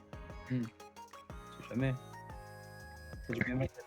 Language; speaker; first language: French; native; French